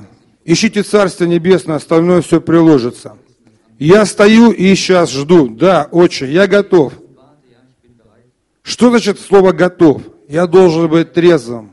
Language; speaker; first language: Russian; native; Russian